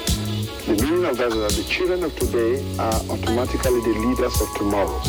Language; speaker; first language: English; non-native, local second language; Hausa